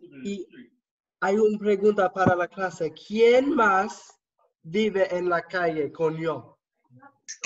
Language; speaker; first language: Spanish; non-native, learner; English